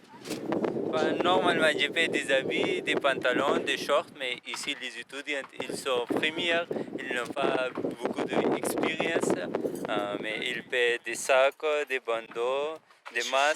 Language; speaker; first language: French; non-native, learner; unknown